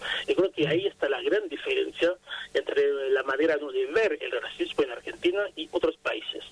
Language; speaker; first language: Spanish; non-native, fluent; Haitian Creole